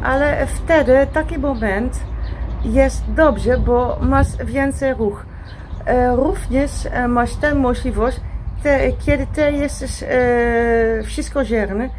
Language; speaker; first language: Polish; non-native, learner; Dutch